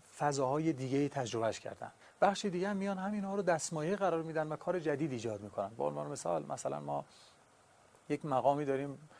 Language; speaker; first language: Persian; non-native, local second language; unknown